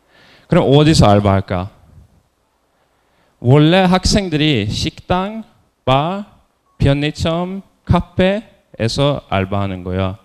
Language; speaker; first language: Korean; non-native, fluent; Norwegian